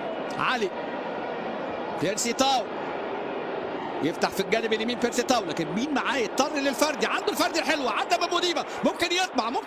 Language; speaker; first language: Arabic; native; Arabic